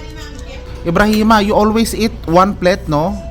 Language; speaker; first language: English; non-native, learner; Filipino